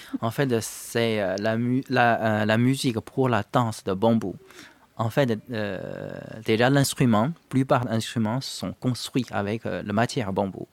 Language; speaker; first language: French; non-native, fluent; Chinese